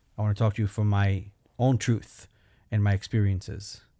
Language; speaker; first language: English; non-native, fluent; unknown